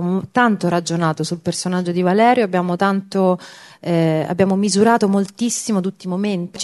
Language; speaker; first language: Italian; native; Italian